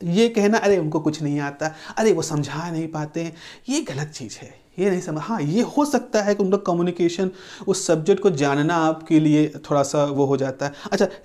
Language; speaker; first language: Hindi; native; Hindi